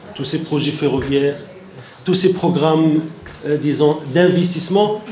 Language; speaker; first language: French; non-native, local second language; Arabic